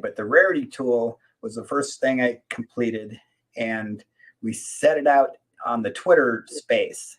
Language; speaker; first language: English; native; English